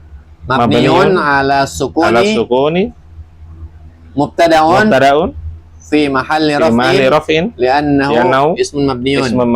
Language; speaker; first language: Arabic; non-native, learner; Indonesian